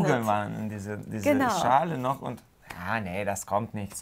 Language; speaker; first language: German; non-native, fluent; Hungarian